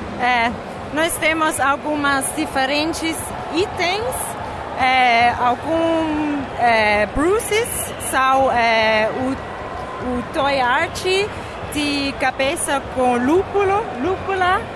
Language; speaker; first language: Portuguese; non-native, learner; German